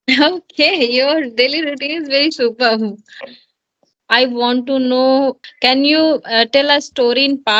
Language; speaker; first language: English; non-native, learner; Hindi